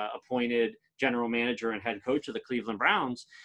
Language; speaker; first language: English; native; English